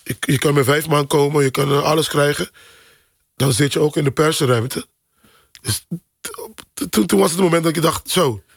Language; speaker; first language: Dutch; non-native, local second language; Papiamento